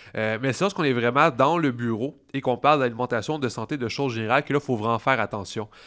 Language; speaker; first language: French; native; French